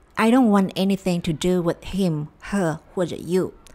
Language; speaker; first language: English; non-native, fluent; Chinese